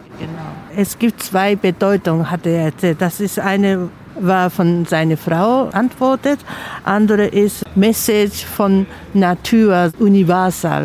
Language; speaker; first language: German; non-native, learner; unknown